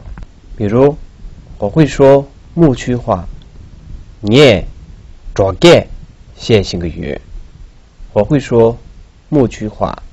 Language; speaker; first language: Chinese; non-native, local second language; Tibetan